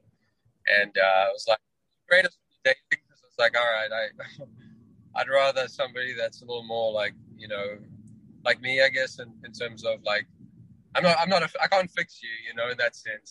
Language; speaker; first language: English; native; English